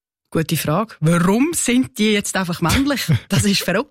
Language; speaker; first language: German; native; German